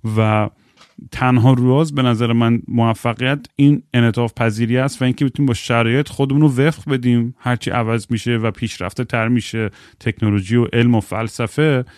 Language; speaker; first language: Persian; native; Persian